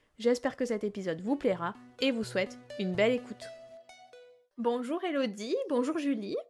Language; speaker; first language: French; native; French